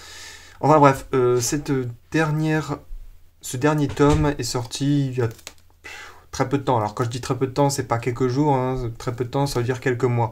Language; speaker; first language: French; native; French